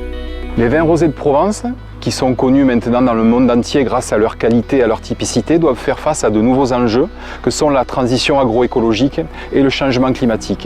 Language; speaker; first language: French; native; French